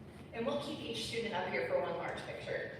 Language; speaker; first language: English; native; English